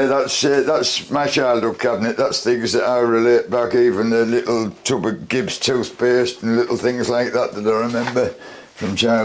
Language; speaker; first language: English; native; English